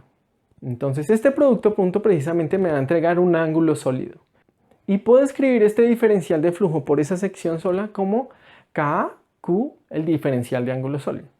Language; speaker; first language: Spanish; native; Spanish